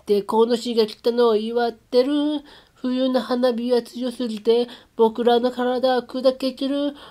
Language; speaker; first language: Japanese; native; Japanese